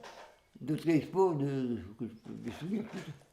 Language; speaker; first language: French; native; French